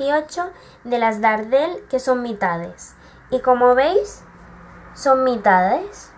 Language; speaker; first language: Spanish; native; Spanish